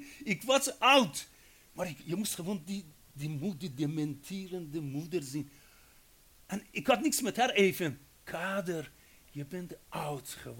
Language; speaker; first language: Dutch; non-native, fluent; Persian